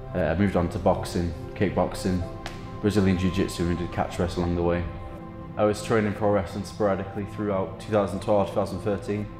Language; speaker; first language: English; native; English